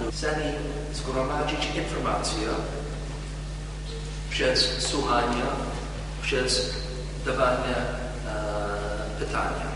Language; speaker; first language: Polish; non-native, learner; English